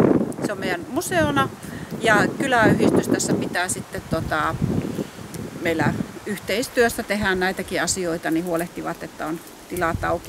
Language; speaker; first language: Finnish; native; Finnish